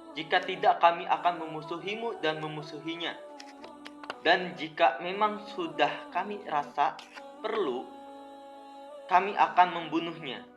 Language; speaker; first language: Indonesian; native; Indonesian